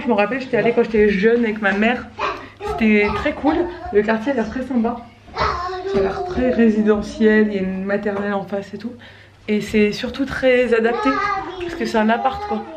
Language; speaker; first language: French; native; French